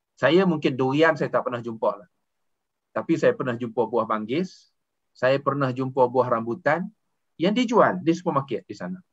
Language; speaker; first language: Malay; native; Malay